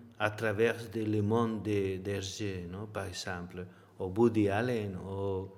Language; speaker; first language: French; non-native, learner; Spanish